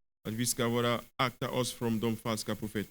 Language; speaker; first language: Swedish; non-native, fluent; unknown